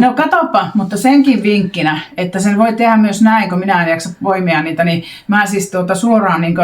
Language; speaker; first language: Finnish; native; Finnish